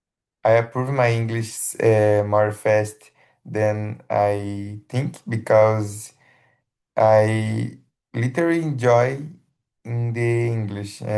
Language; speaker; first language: English; non-native, learner; Portuguese